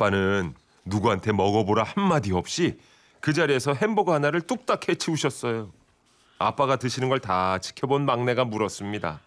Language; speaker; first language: Korean; native; Korean